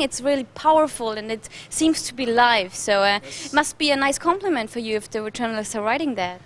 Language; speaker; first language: English; non-native, fluent; German